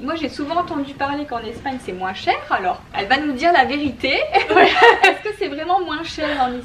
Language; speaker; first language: French; native; French